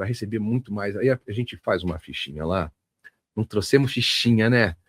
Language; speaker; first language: Portuguese; native; Portuguese